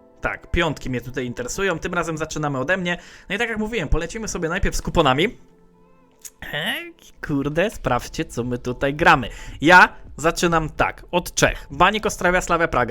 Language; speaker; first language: Polish; native; Polish